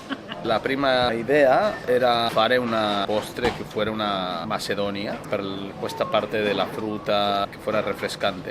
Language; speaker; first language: Italian; non-native, learner; Spanish